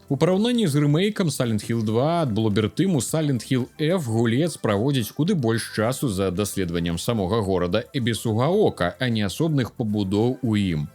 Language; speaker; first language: Belarusian; native; Belarusian